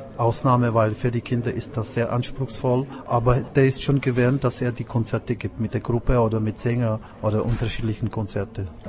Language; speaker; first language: German; non-native, fluent; Czech